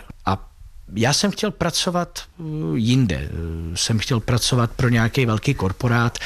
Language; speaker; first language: Czech; early bilingual, heritage; Italian